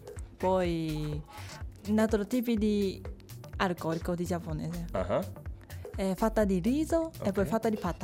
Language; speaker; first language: Italian; non-native, learner; Japanese